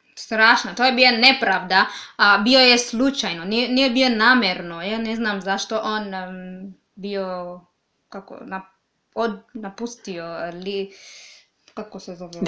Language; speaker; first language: Serbian; non-native, learner; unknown